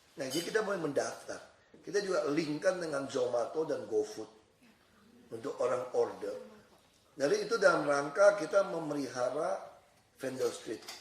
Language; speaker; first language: Indonesian; native; Indonesian